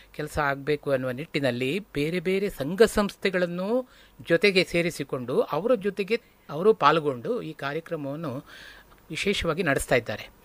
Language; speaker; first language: Kannada; native; Kannada